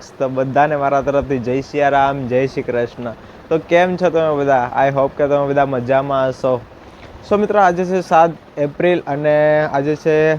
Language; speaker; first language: Gujarati; native; Gujarati